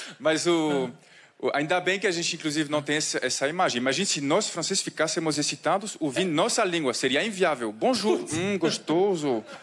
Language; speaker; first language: Portuguese; non-native, fluent; French